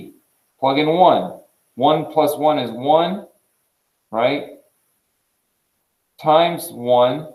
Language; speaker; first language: English; native; English